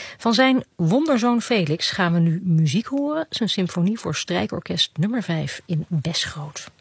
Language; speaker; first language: Dutch; native; Dutch